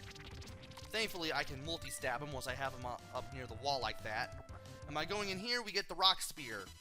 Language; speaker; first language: English; native; English